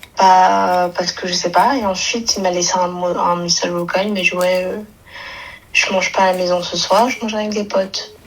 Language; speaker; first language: French; native; French